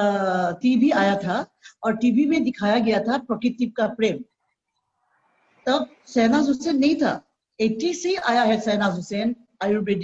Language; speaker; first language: Hindi; non-native, local second language; Assamese